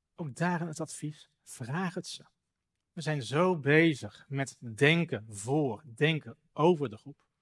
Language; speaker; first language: Dutch; native; Dutch